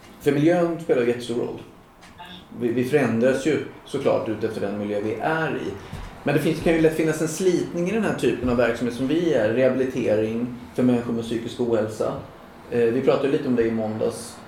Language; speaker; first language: Swedish; native; Swedish